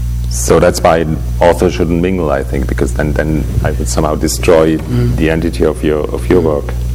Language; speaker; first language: English; non-native, fluent; German